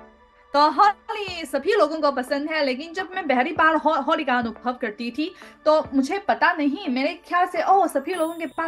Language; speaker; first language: Hindi; non-native, learner; Chinese